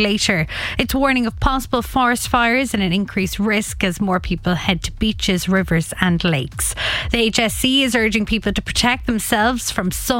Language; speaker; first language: English; native; English